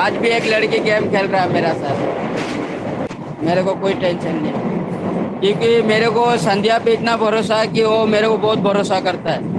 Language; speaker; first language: Hindi; non-native, local second language; Odia